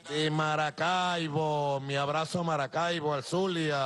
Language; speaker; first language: Spanish; native; Spanish